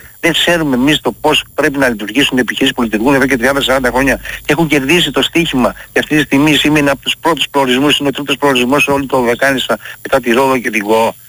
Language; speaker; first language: Greek; native; Greek